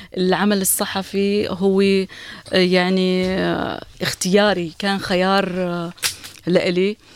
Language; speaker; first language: Arabic; non-native, local second language; Kurdish